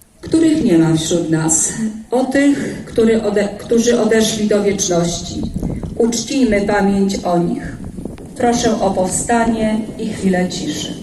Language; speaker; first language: Polish; native; Polish